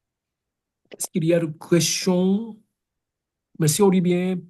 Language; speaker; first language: French; non-native, fluent; Japanese